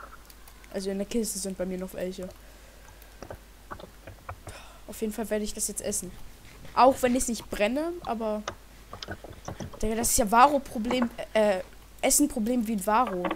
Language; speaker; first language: German; native; German